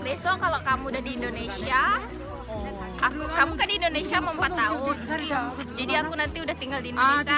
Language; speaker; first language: Indonesian; native; Indonesian